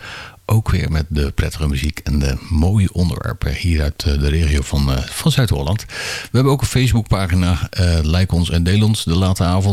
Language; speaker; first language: Dutch; native; Dutch